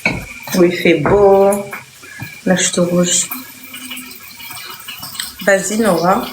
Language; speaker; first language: French; native; French